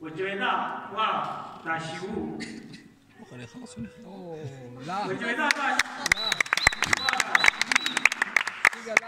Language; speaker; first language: Chinese; non-native, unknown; Arabic